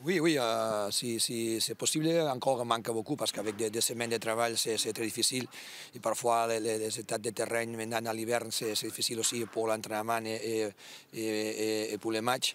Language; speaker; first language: French; non-native, fluent; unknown